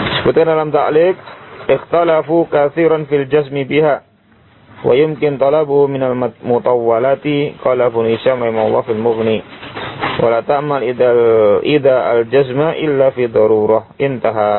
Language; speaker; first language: Arabic; non-native, fluent; Indonesian